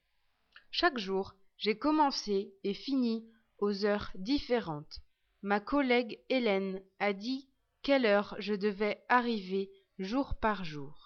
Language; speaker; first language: French; non-native, learner; English